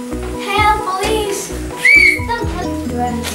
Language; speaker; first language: English; non-native, learner; Catalan